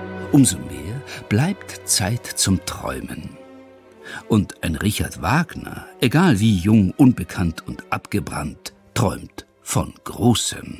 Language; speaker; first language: German; native; German